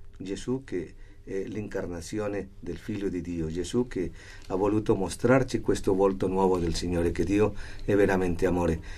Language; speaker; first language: Italian; non-native, fluent; Spanish